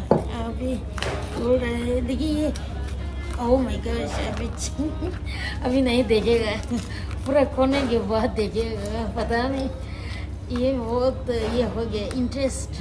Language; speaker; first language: Hindi; non-native, local second language; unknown